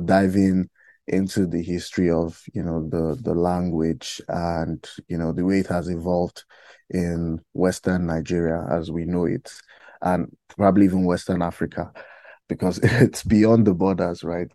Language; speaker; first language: English; non-native, local second language; Yoruba